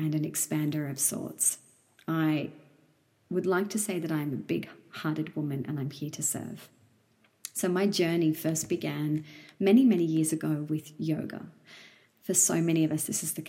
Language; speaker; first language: English; native; English